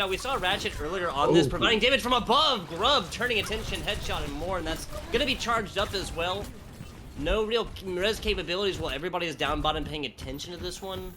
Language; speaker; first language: English; native; English